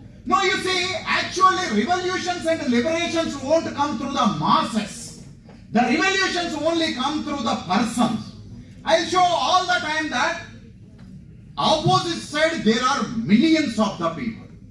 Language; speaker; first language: English; non-native, local second language; Telugu